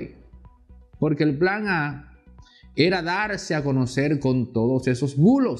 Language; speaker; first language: Spanish; native; Spanish